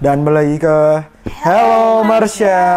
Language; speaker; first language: Indonesian; native; Indonesian